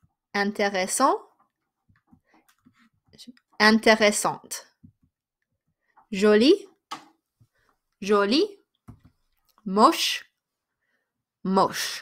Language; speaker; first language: French; non-native, fluent; English